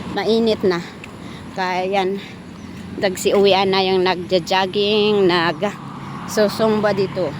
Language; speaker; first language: Filipino; non-native, local second language; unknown